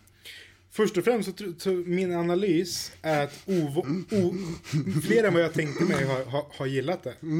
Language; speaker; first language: Swedish; native; Swedish